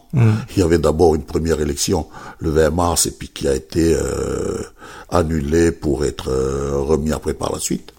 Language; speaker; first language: French; native; French